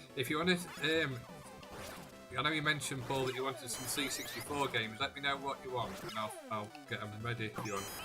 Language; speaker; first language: English; native; English